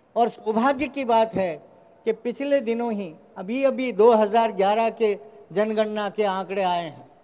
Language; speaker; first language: Hindi; non-native, local second language; Rajasthani